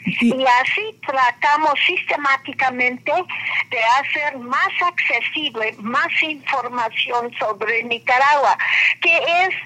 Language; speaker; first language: Spanish; non-native, fluent; English